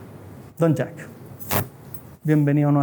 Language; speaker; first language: Spanish; native; Spanish